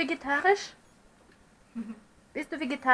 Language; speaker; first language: German; non-native, fluent; Russian